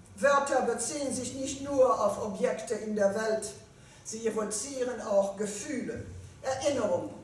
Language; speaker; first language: German; non-native, fluent; French